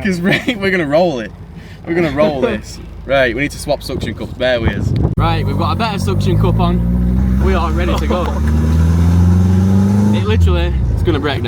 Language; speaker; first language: English; native; English